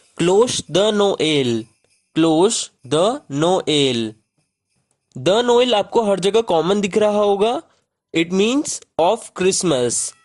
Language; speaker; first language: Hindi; native; Hindi